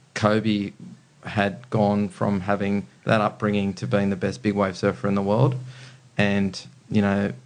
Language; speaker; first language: English; native; English